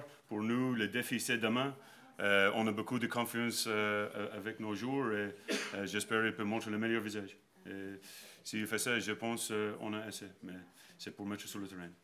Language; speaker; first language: French; non-native, learner; English